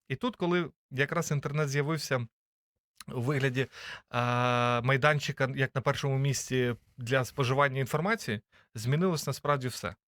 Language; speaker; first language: Ukrainian; native; Ukrainian